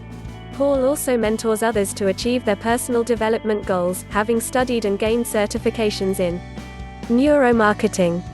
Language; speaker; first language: English; native; English